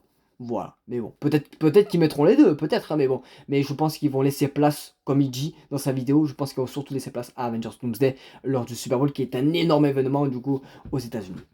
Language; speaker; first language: French; native; French